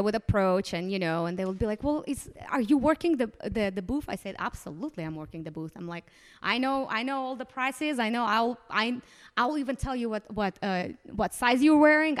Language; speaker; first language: English; non-native, fluent; Romanian